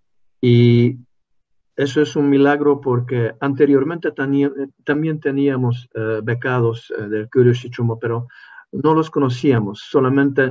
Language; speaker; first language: Spanish; non-native, fluent; Hungarian